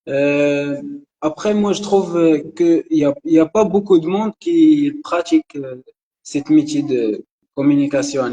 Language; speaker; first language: French; non-native, local second language; Arabic